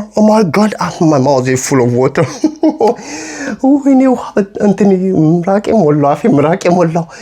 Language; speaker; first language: English; non-native, learner; Amharic